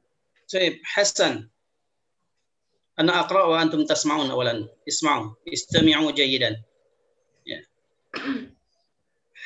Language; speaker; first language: Arabic; non-native, fluent; Indonesian